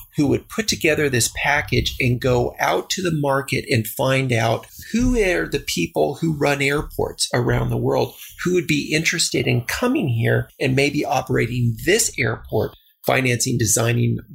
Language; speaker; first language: English; native; English